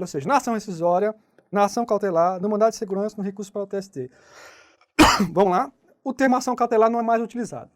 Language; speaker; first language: Portuguese; native; Portuguese